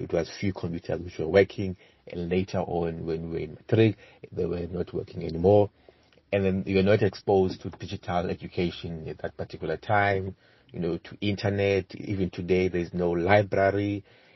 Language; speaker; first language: English; non-native, local second language; Xhosa